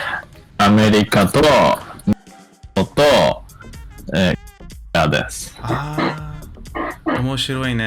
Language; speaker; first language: Japanese; non-native, learner; English